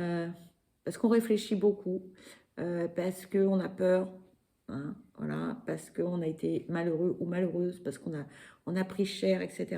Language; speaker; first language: French; native; French